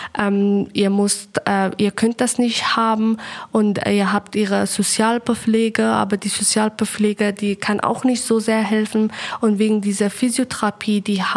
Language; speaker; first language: German; non-native, learner; Persian